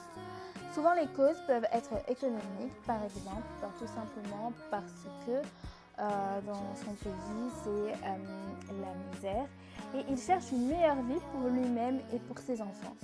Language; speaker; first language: French; native; French